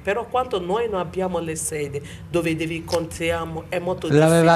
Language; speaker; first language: Italian; non-native, learner; Bini